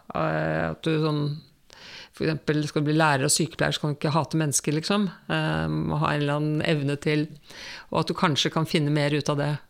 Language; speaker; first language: Norwegian; native; Norwegian